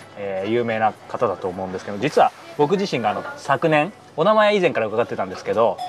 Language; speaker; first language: Japanese; native; Japanese